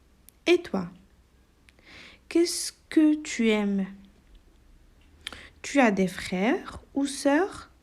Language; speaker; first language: French; non-native, local second language; Arabic